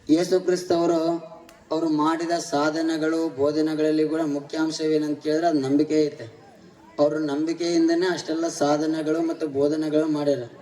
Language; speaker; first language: Kannada; non-native, fluent; Telugu